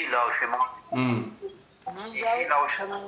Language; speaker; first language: Chinese; non-native, learner; Amharic